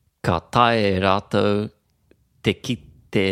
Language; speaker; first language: Māori; non-native, local second language; English